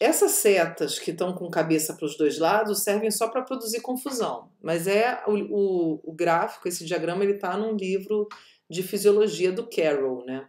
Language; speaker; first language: Portuguese; native; Portuguese